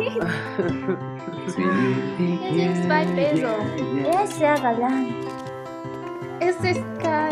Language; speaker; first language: German; non-native, learner; Spanish